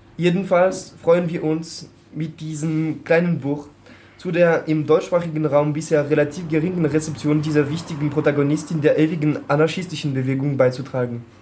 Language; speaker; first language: German; non-native, fluent; French